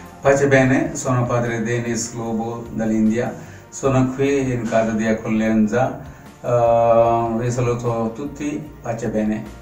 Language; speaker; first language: Italian; non-native, fluent; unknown